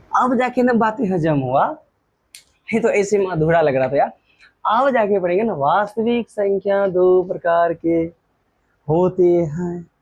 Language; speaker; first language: Hindi; native; Hindi